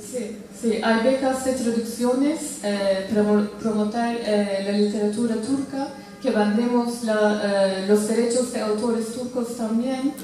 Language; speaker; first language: Spanish; non-native, fluent; Turkish